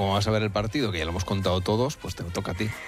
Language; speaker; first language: Spanish; native; Spanish